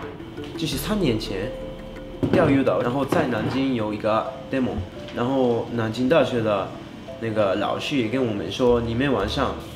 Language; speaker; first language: Chinese; non-native, fluent; Japanese